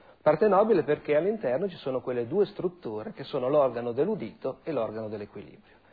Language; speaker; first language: Italian; native; Italian